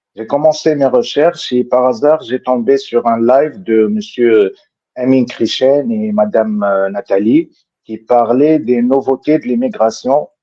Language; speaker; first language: French; non-native, local second language; Arabic